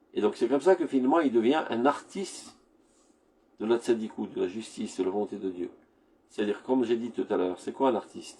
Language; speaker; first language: French; native; French